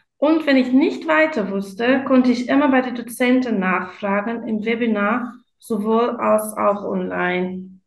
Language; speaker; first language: German; non-native, fluent; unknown